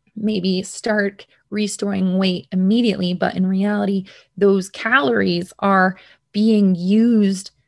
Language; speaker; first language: English; native; English